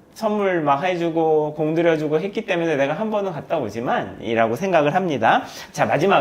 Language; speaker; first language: Korean; native; Korean